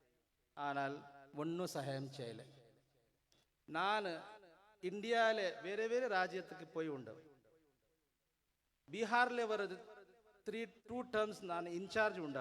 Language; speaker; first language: Malayalam; non-native, learner; Urdu